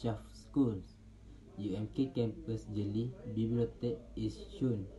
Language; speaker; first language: German; non-native, learner; Malay